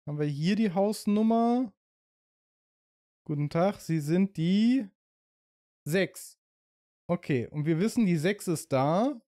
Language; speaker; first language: German; native; German